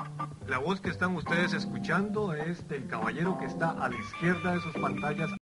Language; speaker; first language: Spanish; native; Spanish